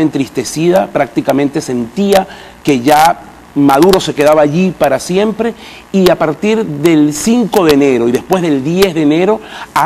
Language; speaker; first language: Spanish; native; Spanish